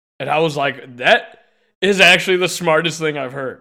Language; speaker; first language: English; native; English